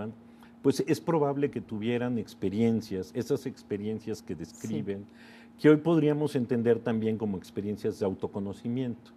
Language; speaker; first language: Spanish; native; Spanish